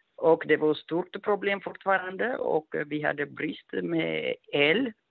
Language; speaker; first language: Swedish; non-native, fluent; Amharic